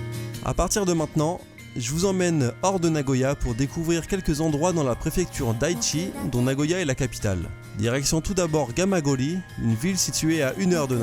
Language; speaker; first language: French; native; French